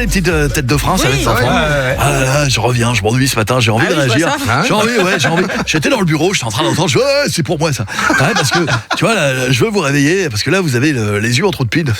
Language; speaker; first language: French; native; French